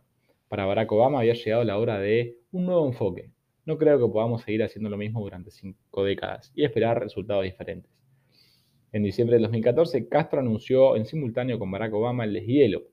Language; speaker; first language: Spanish; native; Spanish